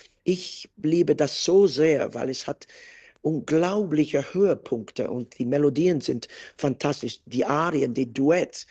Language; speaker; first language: German; non-native, fluent; English